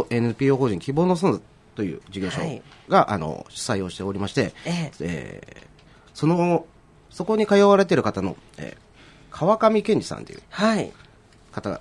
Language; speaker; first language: Japanese; native; Japanese